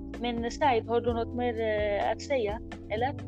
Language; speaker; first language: Swedish; non-native, learner; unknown